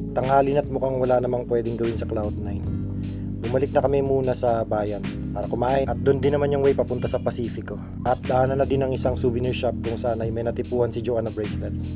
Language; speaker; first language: Filipino; native; Filipino